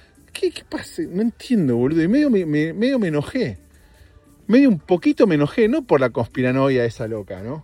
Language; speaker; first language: Spanish; native; Spanish